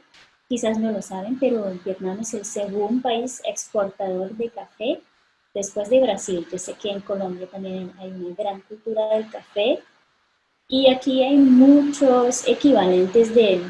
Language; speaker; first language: Spanish; non-native, fluent; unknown